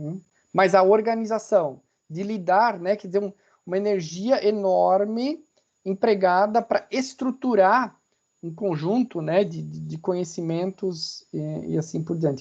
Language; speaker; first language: Portuguese; native; Portuguese